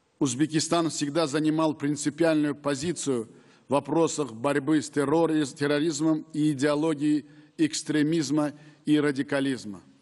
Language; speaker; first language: Russian; non-native, local second language; Uzbek